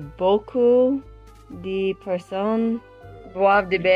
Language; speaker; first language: French; non-native, learner; English